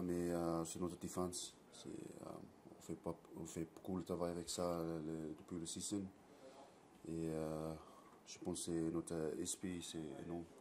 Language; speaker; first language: French; non-native, learner; English